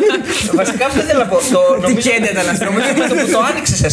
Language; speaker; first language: Greek; native; Greek